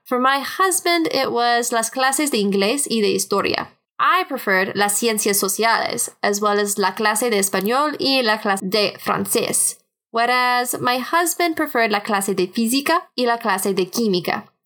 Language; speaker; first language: Spanish; non-native, fluent; English